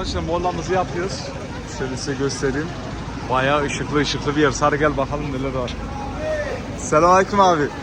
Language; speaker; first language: Turkish; early bilingual, heritage; Turkish